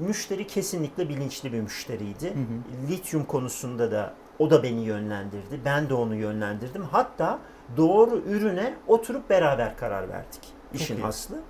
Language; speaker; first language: Turkish; native; Turkish